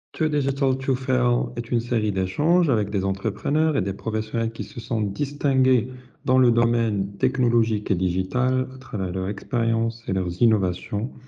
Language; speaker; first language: French; non-native, local second language; Arabic